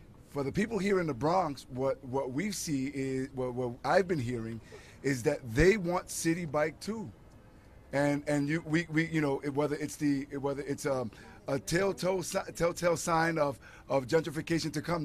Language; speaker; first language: English; early bilingual, other home language; Spanish